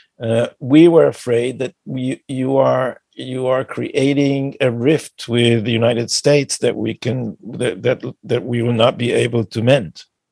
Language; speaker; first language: English; non-native, fluent; Hebrew